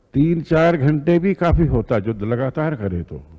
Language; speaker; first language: Hindi; native; Hindi